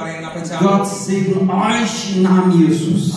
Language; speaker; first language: German; non-native, learner; Portuguese